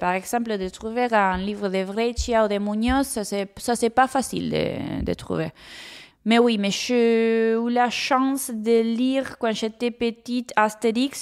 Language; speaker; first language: French; non-native, fluent; Spanish